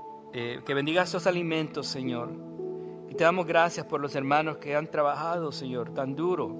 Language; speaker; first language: Spanish; native; Spanish